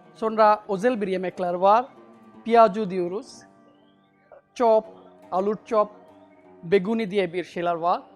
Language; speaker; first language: Turkish; non-native, learner; Bangla